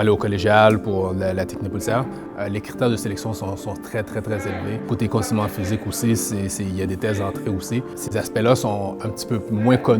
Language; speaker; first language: French; early bilingual, other home language; Haitian Creole